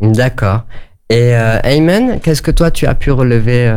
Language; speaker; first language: French; native; French